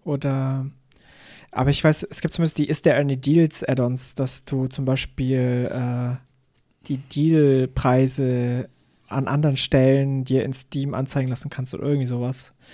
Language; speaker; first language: German; native; German